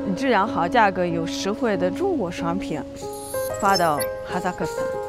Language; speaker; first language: Chinese; non-native, fluent; Russian